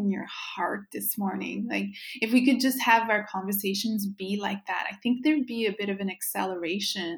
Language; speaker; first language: English; non-native, fluent; French